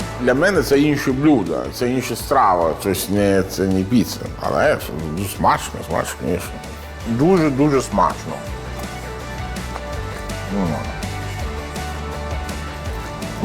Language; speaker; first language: Ukrainian; non-native, learner; Italian